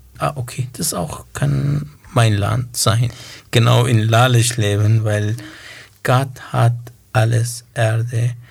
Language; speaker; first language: German; non-native, learner; Kurdish